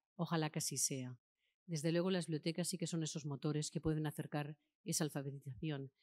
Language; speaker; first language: Spanish; native; Spanish